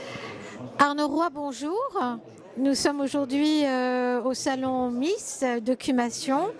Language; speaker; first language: French; native; French